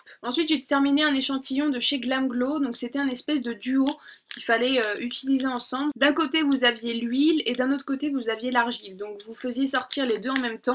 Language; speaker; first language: French; native; French